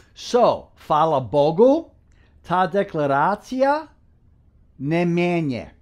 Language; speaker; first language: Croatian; early bilingual, heritage; Croatian